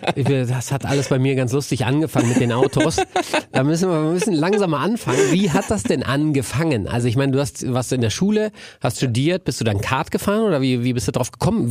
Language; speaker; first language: German; native; German